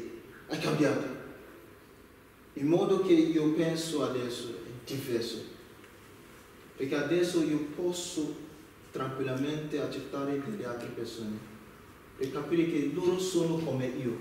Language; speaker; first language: Italian; non-native, learner; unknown